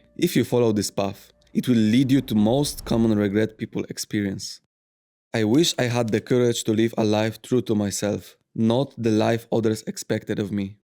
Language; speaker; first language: English; non-native, fluent; Polish